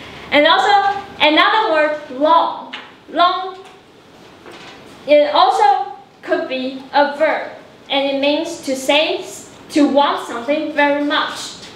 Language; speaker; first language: English; non-native, fluent; Chinese